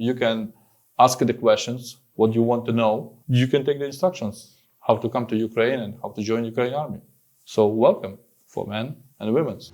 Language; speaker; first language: English; non-native, learner; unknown